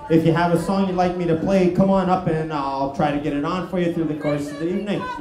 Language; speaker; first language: English; native; English